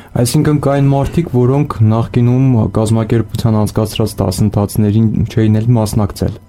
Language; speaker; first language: Armenian; native; Armenian